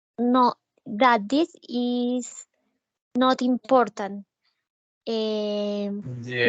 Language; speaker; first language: English; non-native, learner; Spanish